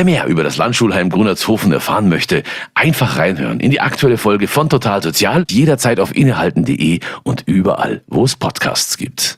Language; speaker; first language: German; native; German